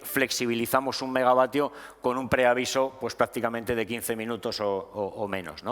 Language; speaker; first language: Spanish; native; Spanish